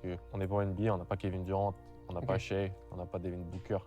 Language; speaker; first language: French; native; French